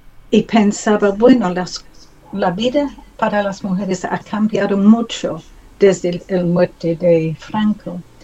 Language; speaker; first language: Spanish; non-native, learner; English